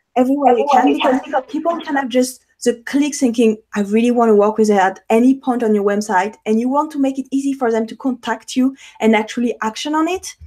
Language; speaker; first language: English; non-native, fluent; French